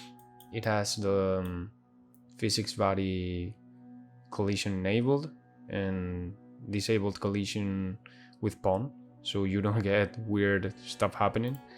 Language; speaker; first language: English; non-native, fluent; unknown